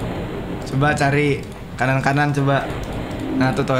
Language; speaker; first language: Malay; non-native, local second language; Sundanese